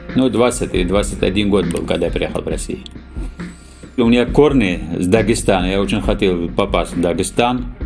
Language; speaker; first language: Russian; non-native, fluent; Arabic